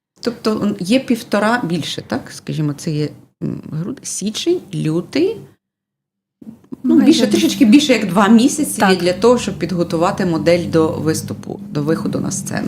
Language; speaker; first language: Ukrainian; native; Ukrainian